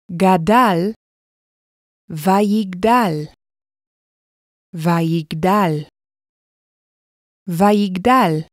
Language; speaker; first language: Hebrew; non-native, fluent; English